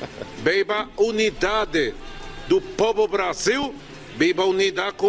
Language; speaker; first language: Portuguese; non-native, learner; Spanish